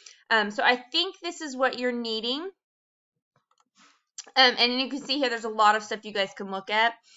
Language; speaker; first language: English; native; English